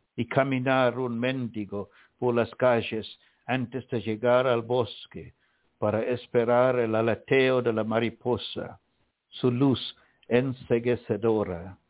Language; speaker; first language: Spanish; non-native, fluent; English